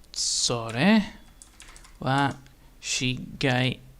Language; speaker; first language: Japanese; non-native, learner; English